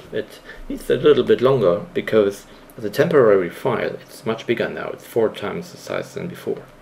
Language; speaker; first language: English; non-native, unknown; German